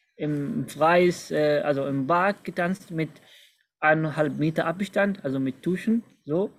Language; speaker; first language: German; non-native, fluent; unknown